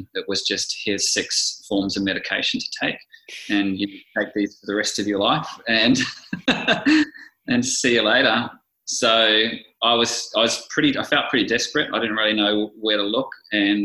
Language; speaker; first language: English; native; English